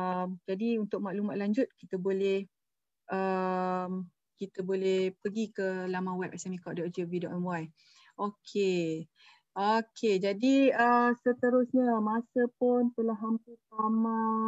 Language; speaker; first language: Malay; native; Malay